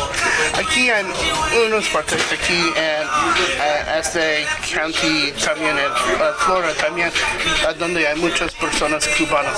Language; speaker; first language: Spanish; non-native, learner; English